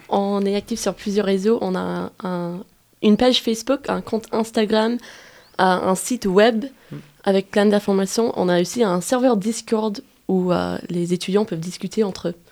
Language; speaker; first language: French; non-native, fluent; English